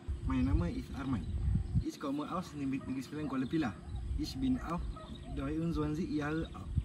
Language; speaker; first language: German; non-native, learner; Malay